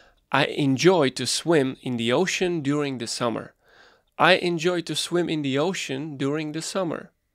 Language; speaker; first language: English; non-native, fluent; Czech